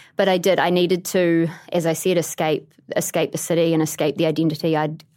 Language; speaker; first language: English; native; English